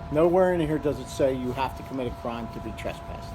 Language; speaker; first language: English; native; English